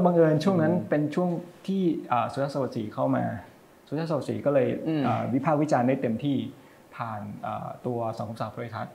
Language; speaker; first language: Thai; native; Thai